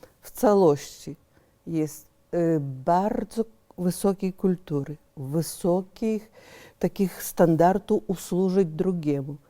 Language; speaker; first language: Polish; early bilingual, heritage; Polish